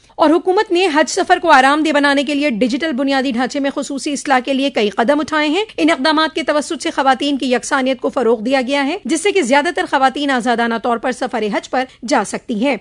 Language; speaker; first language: Urdu; native; Urdu